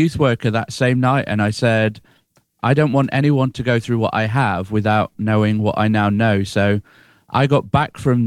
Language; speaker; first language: English; native; English